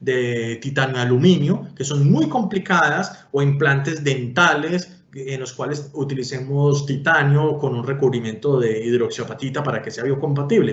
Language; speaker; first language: Spanish; native; Spanish